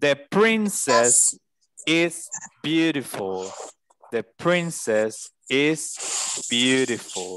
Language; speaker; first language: English; non-native, fluent; Spanish